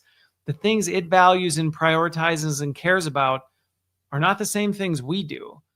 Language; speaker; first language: English; native; English